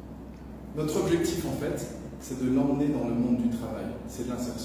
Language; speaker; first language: French; native; French